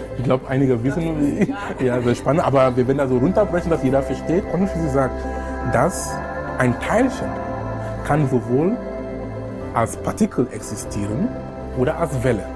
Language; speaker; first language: German; non-native, fluent; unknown